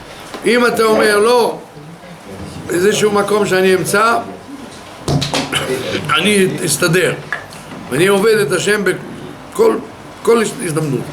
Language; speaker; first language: Hebrew; non-native, fluent; French